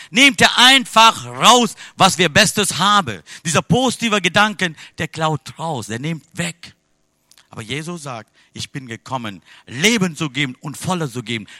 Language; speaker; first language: German; non-native, fluent; Tamil